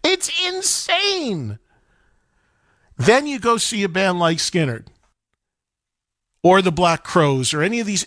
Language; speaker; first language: English; native; English